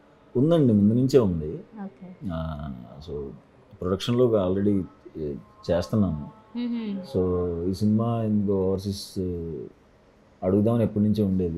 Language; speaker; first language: Telugu; native; Telugu